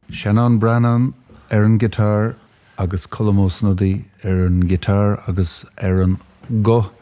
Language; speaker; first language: Irish; native; Irish